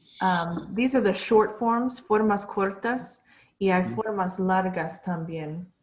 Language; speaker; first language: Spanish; non-native, fluent; English